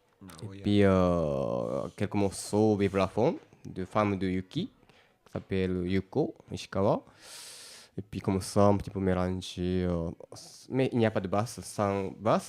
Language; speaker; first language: French; non-native, learner; Japanese